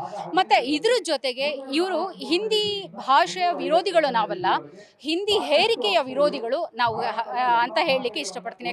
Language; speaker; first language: Kannada; native; Kannada